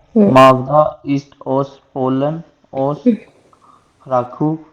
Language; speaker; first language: German; non-native, learner; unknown